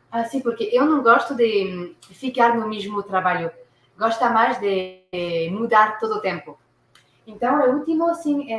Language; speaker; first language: Portuguese; non-native, learner; French